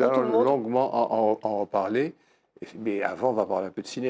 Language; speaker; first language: French; native; French